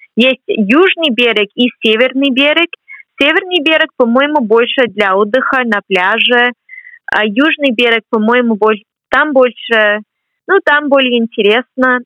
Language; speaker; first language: Russian; non-native, fluent; English